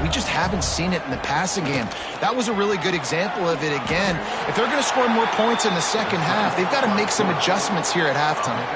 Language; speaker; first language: English; native; English